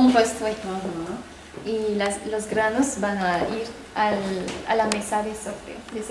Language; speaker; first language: Spanish; non-native, fluent; French